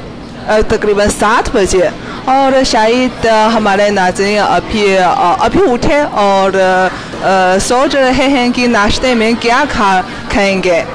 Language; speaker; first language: Hindi; non-native, fluent; Chinese